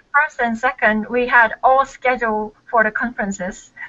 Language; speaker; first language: English; non-native, learner; Korean